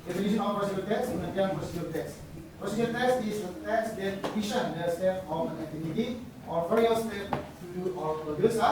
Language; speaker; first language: English; non-native, learner; Indonesian